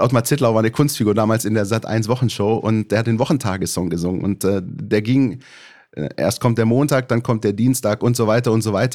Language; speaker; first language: German; native; German